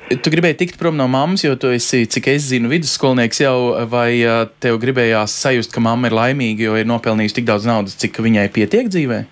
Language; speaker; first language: Latvian; native; Latvian